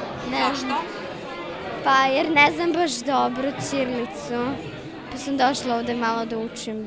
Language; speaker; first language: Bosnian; early bilingual, heritage; Bosnian